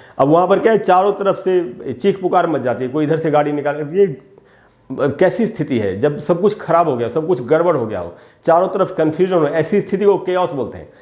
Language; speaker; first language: Hindi; native; Hindi